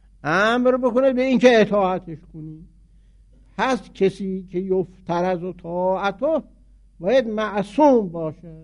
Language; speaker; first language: Persian; native; Persian